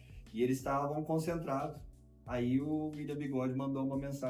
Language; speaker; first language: Portuguese; native; Portuguese